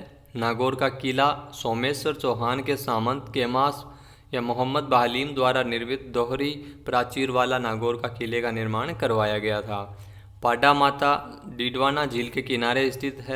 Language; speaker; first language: Hindi; native; Hindi